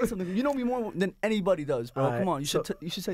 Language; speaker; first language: English; native; English